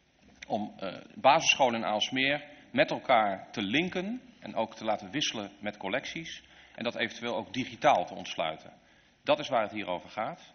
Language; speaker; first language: Dutch; native; Dutch